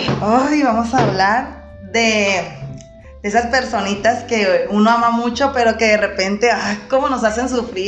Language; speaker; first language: Spanish; native; Spanish